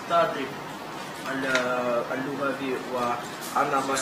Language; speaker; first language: Arabic; non-native, learner; Russian